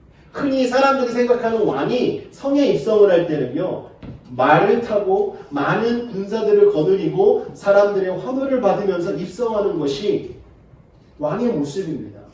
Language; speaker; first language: Korean; native; Korean